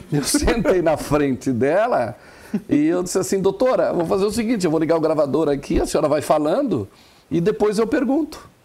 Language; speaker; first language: Portuguese; non-native, local second language; German